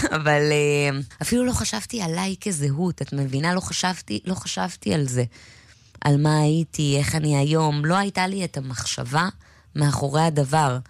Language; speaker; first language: Hebrew; native; Hebrew